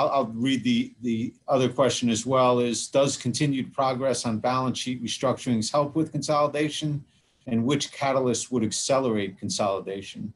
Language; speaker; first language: English; native; English